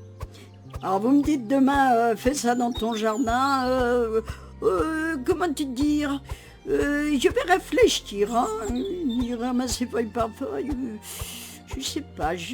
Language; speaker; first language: French; native; French